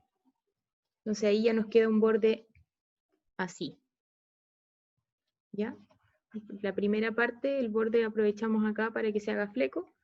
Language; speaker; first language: Spanish; native; Spanish